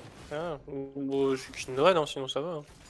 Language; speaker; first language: French; native; French